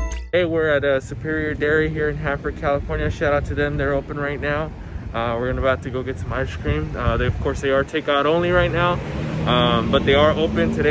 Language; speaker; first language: English; early bilingual, other home language; Spanish